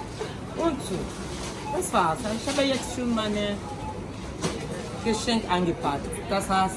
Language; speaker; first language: German; non-native, fluent; Lingala